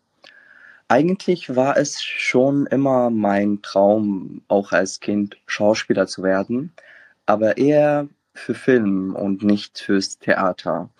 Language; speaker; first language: German; non-native, fluent; Arabic